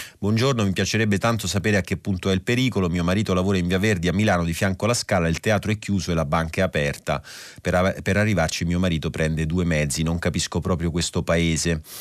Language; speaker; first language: Italian; native; Italian